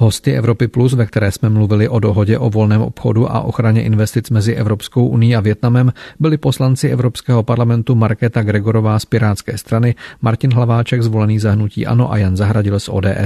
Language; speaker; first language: Czech; native; Czech